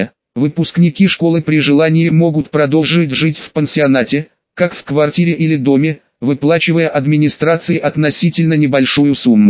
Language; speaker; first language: Russian; native; Russian